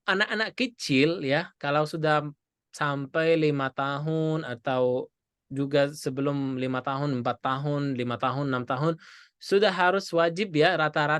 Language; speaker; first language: Indonesian; non-native, fluent; Arabic